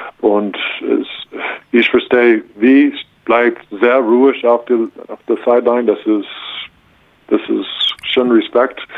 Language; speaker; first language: German; non-native, learner; English